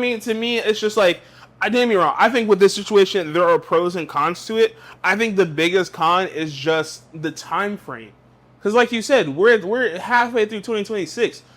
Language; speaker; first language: English; native; English